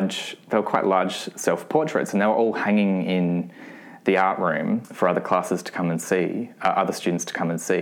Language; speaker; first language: English; native; English